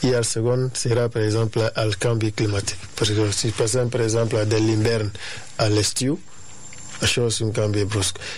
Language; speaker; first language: Catalan; non-native, fluent; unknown